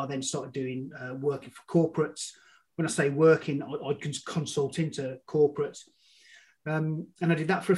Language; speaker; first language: English; native; English